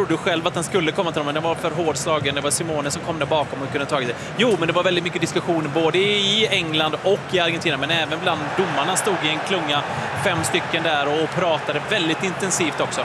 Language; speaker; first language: Swedish; native; Swedish